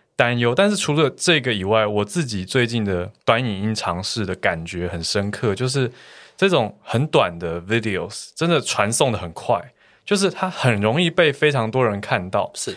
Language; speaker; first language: Chinese; native; Chinese